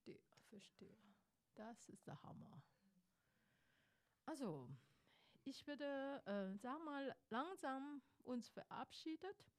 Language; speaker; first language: German; non-native, fluent; Chinese